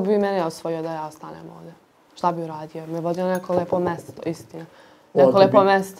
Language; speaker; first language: Serbian; native; Serbian